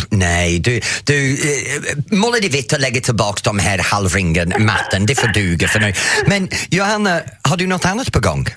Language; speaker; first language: Swedish; non-native, fluent; English